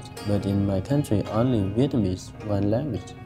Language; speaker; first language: English; non-native, learner; Khmer